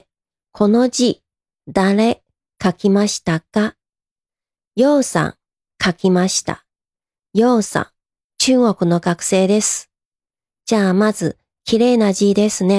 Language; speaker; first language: Japanese; non-native, fluent; Chinese